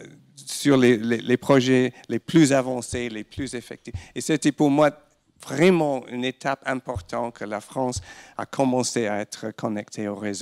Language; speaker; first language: French; non-native, fluent; English